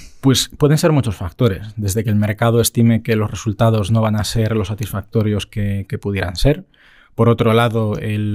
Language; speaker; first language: Spanish; native; Spanish